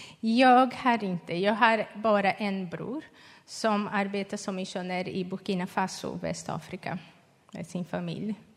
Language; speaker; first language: Swedish; non-native, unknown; Portuguese